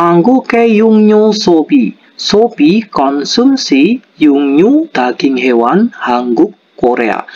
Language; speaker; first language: Korean; non-native, fluent; Indonesian